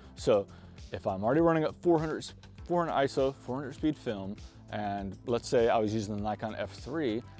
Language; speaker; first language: English; native; English